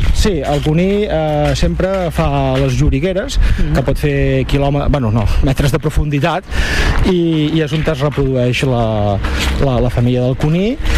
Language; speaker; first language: Catalan; native; Catalan